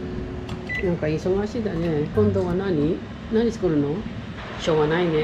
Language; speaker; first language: Japanese; non-native, learner; Filipino